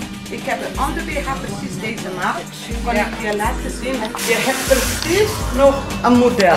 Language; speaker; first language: Dutch; non-native, learner; Portuguese